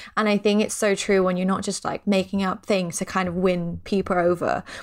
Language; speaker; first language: English; non-native, fluent; Thai